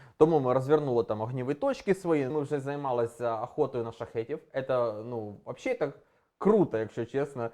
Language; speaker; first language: Ukrainian; non-native, local second language; Russian